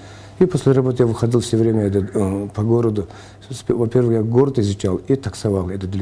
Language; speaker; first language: Russian; non-native, local second language; Kyrgyz